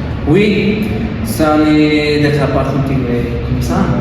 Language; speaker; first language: French; non-native, learner; Spanish